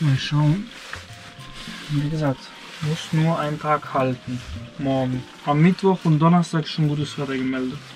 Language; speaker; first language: German; native; German